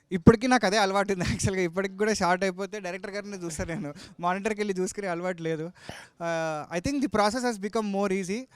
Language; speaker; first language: Telugu; native; Telugu